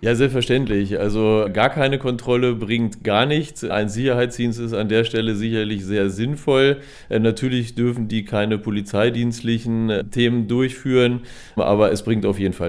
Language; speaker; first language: German; native; German